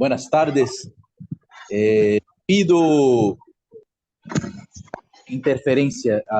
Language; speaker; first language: Spanish; non-native, fluent; Portuguese